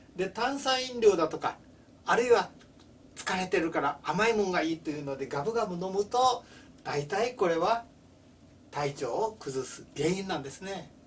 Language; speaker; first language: Japanese; native; Japanese